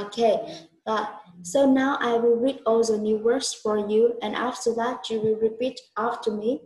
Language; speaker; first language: English; non-native, learner; Vietnamese